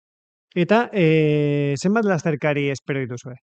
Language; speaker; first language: Basque; native; Basque